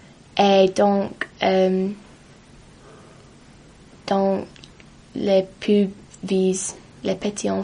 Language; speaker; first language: French; non-native, learner; English